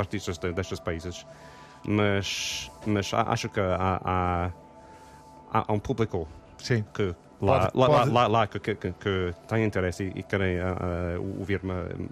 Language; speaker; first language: Portuguese; non-native, learner; English